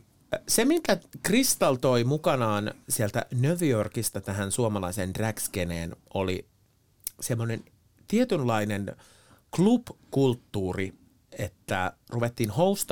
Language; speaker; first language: Finnish; native; Finnish